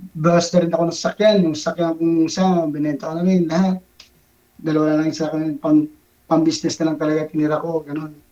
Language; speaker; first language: Filipino; native; Filipino